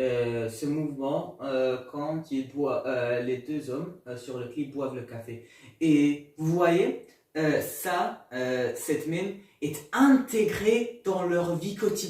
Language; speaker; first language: French; non-native, learner; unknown